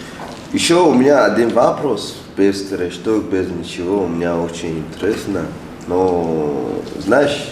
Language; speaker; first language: Russian; non-native, learner; Persian